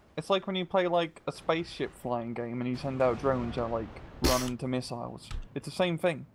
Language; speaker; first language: English; native; English